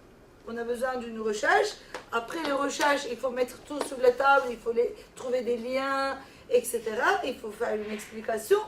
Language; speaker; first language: French; non-native, fluent; Turkish